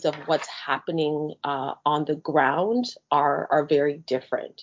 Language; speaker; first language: English; native; English